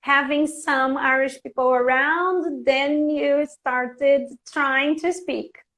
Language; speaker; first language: English; non-native, fluent; Portuguese